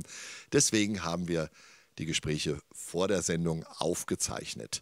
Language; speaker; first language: German; native; German